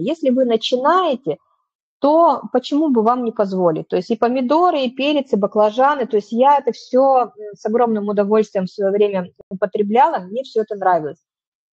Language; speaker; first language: Russian; native; Russian